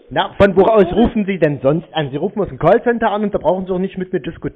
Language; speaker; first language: German; native; German